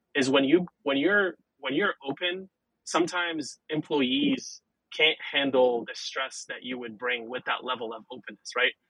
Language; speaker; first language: English; non-native, fluent; Arabic